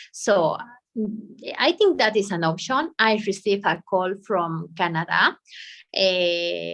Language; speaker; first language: English; non-native, learner; Spanish